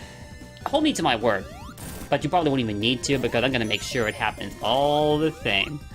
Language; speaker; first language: English; native; English